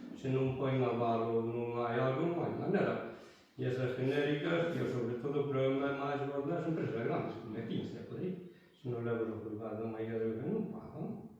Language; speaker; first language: Galician; native; Galician